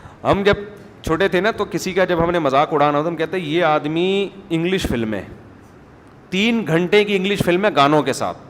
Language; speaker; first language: Urdu; native; Urdu